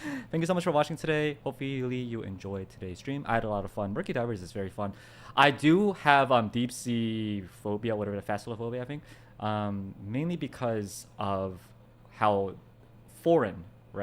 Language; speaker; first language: English; early bilingual, other home language; Korean